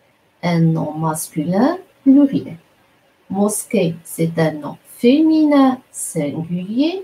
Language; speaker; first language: French; non-native, local second language; Arabic